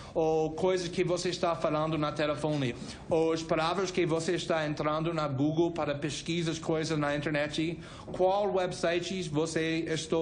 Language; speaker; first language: Portuguese; non-native, fluent; English